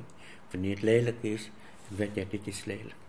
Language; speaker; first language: Dutch; non-native, fluent; Vietnamese